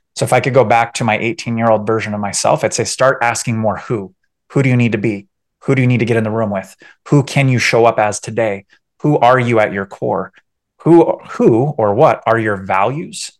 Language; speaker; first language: English; native; English